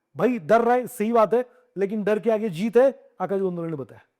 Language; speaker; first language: Hindi; non-native, local second language; Marathi